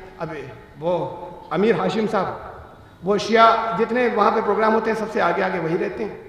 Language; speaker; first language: Urdu; native; Urdu